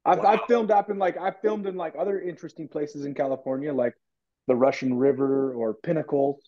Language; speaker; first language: English; native; English